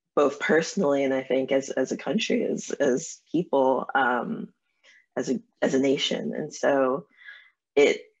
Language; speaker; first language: English; native; English